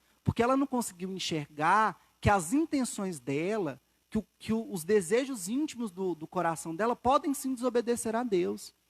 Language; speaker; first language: Portuguese; native; Portuguese